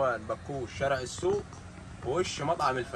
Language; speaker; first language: Arabic; native; Arabic